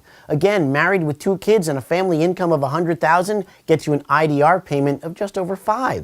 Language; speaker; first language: English; native; English